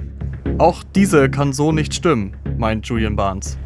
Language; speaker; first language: German; native; German